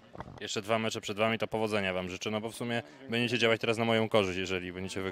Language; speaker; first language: Polish; native; Polish